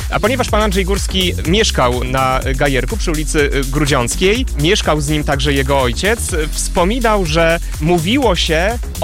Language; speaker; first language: Polish; native; Polish